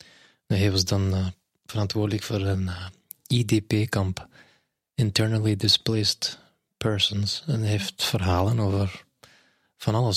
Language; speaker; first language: Dutch; non-native, fluent; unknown